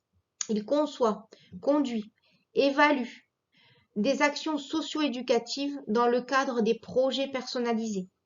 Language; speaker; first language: French; native; French